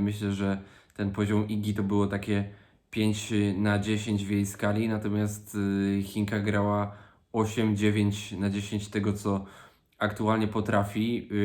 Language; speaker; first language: Polish; native; Polish